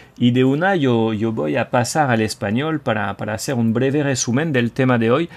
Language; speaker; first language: Spanish; non-native, fluent; French